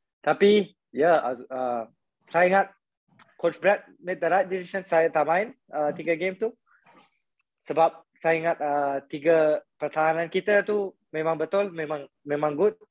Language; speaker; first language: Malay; non-native, local second language; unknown